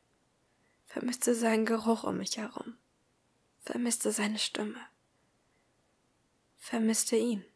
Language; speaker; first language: German; native; German